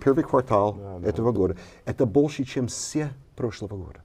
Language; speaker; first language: Russian; non-native, fluent; English